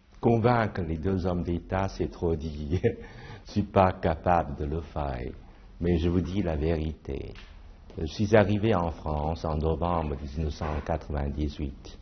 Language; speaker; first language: French; non-native, fluent; Chinese